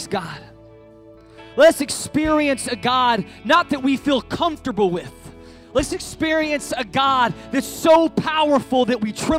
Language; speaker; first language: English; native; English